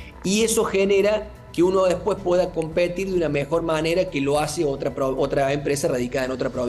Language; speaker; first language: Spanish; native; Spanish